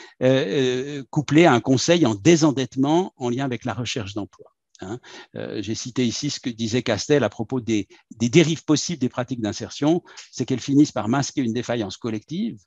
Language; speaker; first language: French; native; French